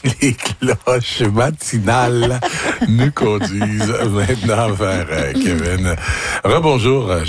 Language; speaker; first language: French; native; French